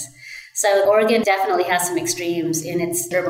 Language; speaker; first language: English; native; English